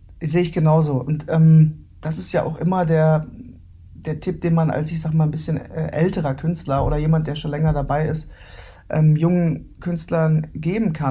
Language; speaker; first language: German; native; German